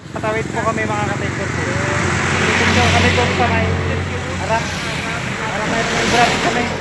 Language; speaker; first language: Filipino; native; Filipino